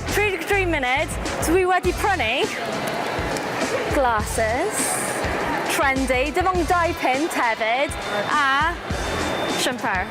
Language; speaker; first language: Welsh; non-native, local second language; English